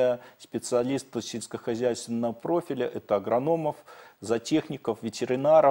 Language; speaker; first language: Russian; native; Russian